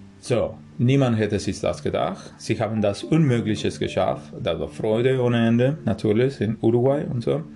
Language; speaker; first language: German; non-native, fluent; Spanish